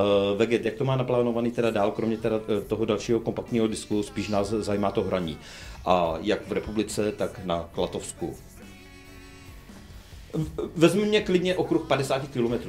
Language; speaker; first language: Czech; native; Czech